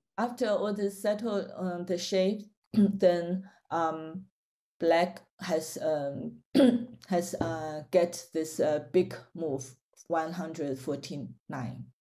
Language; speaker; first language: English; non-native, fluent; Chinese